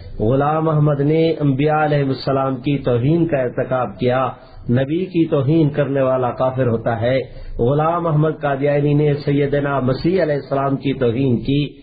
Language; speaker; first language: Urdu; non-native, local second language; Saraiki